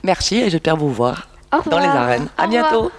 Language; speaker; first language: French; native; French